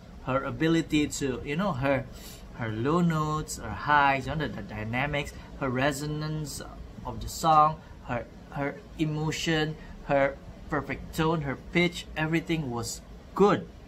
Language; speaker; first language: English; non-native, local second language; Malay